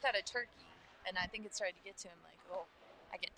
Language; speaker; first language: English; native; English